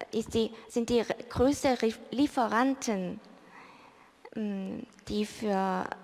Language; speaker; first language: German; early bilingual, other home language; Korean